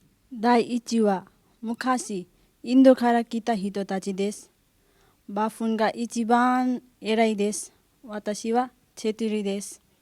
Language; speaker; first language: Japanese; non-native, learner; Nepali